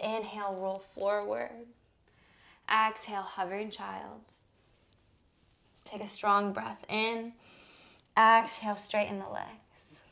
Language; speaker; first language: English; native; English